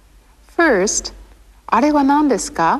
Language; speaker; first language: Japanese; non-native, fluent; English